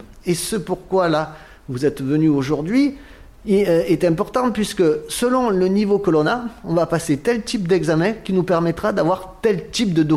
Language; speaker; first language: French; native; French